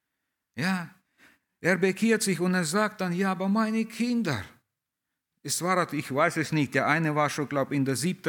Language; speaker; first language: German; early bilingual, heritage; German